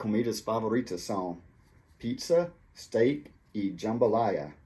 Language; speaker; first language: Portuguese; non-native, fluent; English